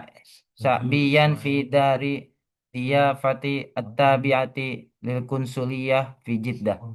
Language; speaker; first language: Arabic; non-native, learner; Indonesian